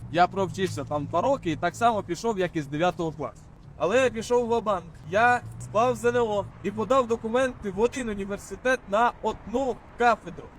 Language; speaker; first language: Ukrainian; non-native, local second language; Russian